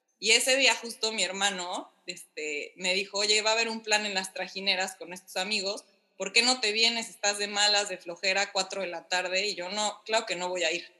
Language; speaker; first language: Spanish; native; Spanish